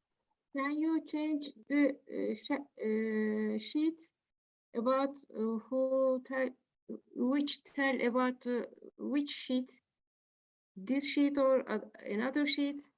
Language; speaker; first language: English; non-native, learner; Turkish